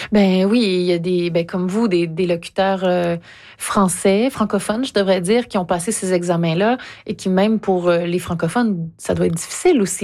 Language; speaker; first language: French; native; French